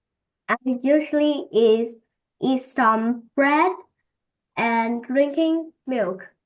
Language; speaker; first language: English; non-native, learner; Vietnamese